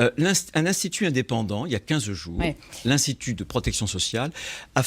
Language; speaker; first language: French; native; French